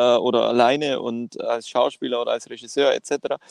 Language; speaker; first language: German; non-native, fluent; Greek